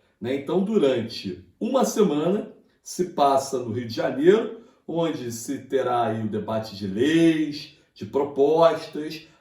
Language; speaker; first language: Portuguese; native; Portuguese